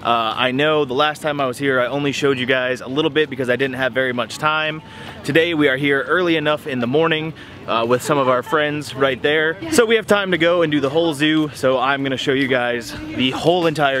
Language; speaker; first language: English; native; English